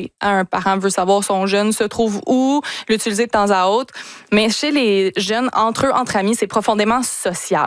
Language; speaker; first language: French; native; French